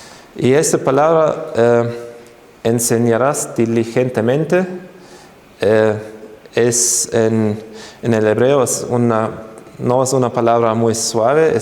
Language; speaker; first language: Spanish; non-native, fluent; German